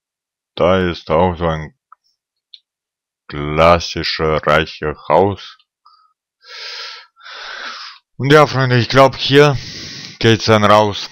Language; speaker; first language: German; non-native, fluent; Russian